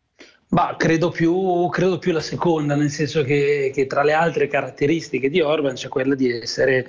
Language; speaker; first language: Italian; native; Italian